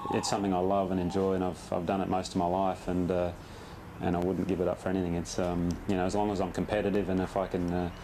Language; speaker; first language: English; native; English